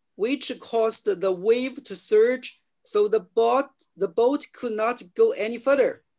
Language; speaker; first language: English; non-native, learner; Chinese